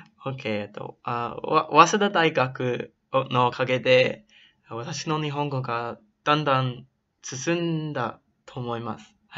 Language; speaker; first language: Japanese; non-native, learner; English